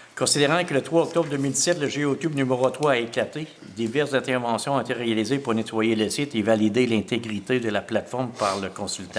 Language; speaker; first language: French; native; French